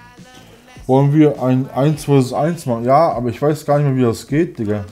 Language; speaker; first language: German; native; German